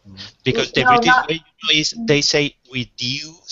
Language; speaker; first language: English; non-native, learner; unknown